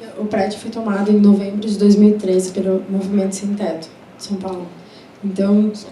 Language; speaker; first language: Portuguese; early bilingual, other home language; Spanish